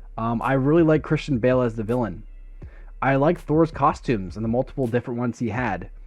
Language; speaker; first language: English; native; English